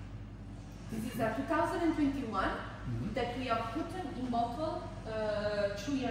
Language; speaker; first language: English; non-native, fluent; Italian